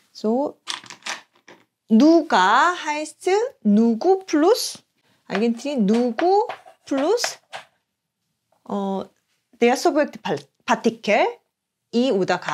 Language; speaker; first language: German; non-native, fluent; Korean